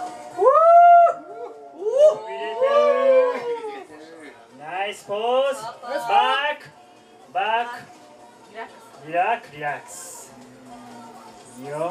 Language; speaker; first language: Japanese; native; Japanese